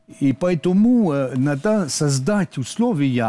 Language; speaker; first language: Russian; non-native, learner; French